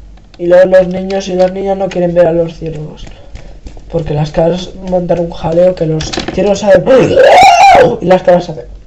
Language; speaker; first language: Spanish; native; Spanish